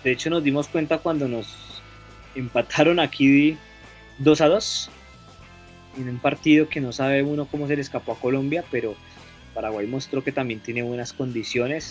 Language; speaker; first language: Spanish; native; Spanish